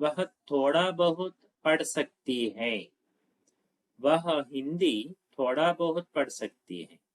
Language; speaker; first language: Hindi; non-native, local second language; Telugu